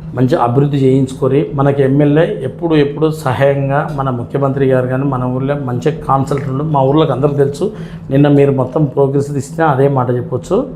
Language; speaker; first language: Telugu; native; Telugu